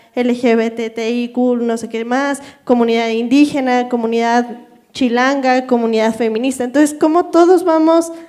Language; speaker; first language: Spanish; native; Spanish